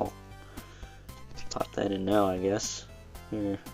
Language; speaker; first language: English; native; English